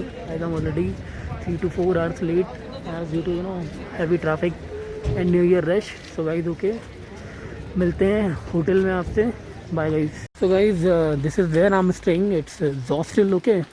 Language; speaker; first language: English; non-native, local second language; Hindi